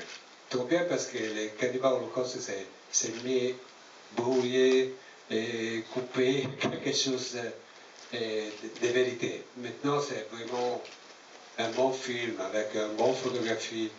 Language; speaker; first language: French; non-native, learner; Italian